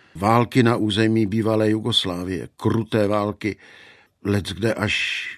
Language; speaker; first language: Czech; native; Czech